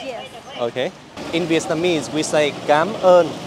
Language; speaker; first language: English; non-native, learner; Vietnamese